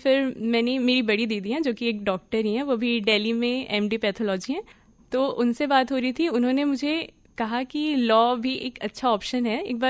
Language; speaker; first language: Hindi; native; Hindi